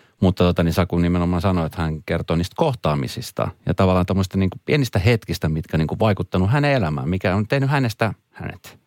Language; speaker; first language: Finnish; early bilingual, other home language; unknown